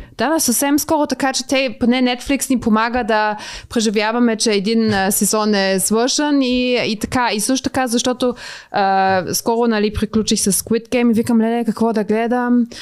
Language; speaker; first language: Bulgarian; native; Bulgarian